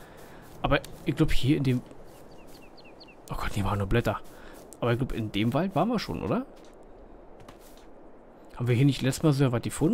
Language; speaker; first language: German; native; German